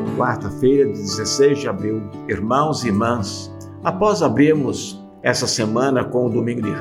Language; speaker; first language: Portuguese; native; Portuguese